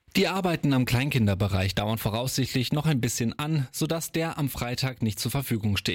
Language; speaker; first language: German; native; German